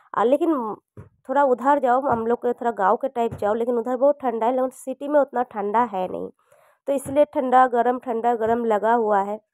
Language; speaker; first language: Hindi; non-native, local second language; Bangla